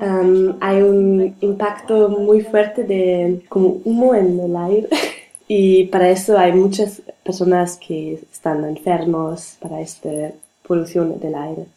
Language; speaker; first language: Spanish; non-native, learner; German